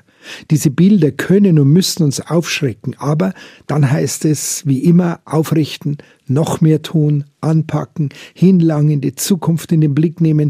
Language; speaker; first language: German; native; German